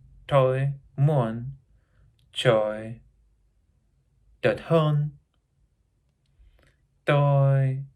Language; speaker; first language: Vietnamese; non-native, learner; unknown